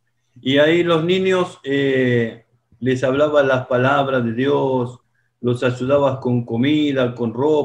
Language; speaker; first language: Spanish; non-native, fluent; Portuguese